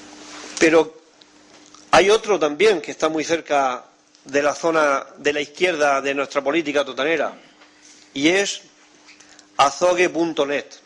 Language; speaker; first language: Spanish; native; Spanish